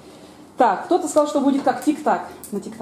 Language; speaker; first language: Russian; native; Russian